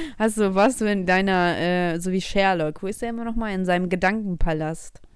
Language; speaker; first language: German; early bilingual, other home language; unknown